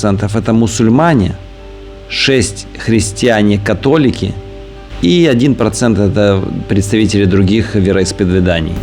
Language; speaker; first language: Russian; native; Russian